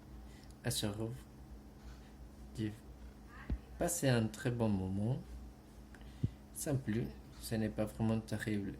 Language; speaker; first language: French; non-native, fluent; Spanish